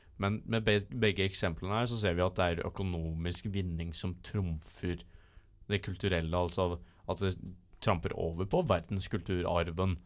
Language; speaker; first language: Norwegian; native; Norwegian